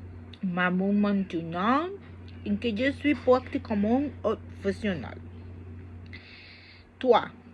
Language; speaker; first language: French; non-native, learner; Spanish